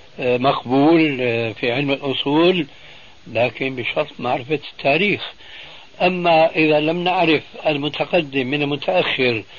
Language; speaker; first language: Arabic; early bilingual, other home language; Albanian